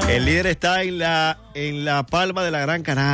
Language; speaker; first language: Spanish; native; Spanish